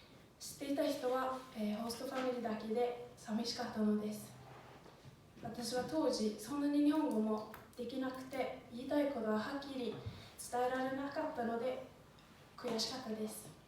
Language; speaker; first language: Japanese; non-native, fluent; Swedish